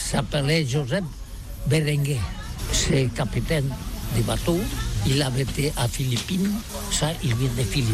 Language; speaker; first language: French; non-native, learner; Catalan